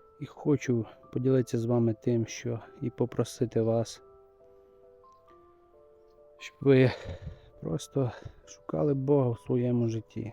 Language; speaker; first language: Ukrainian; native; Ukrainian